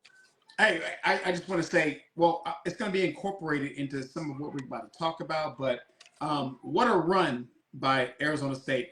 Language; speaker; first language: English; native; English